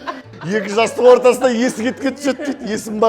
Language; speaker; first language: Kazakh; native; Kazakh